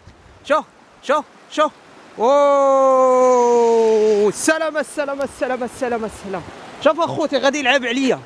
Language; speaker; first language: Arabic; native; Arabic